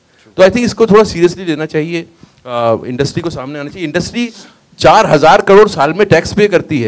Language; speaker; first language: Hindi; native; Hindi